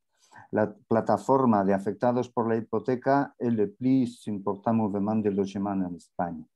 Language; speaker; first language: French; non-native, learner; Spanish